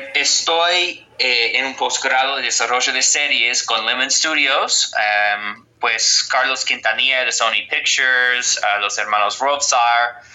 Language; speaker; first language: Spanish; non-native, fluent; English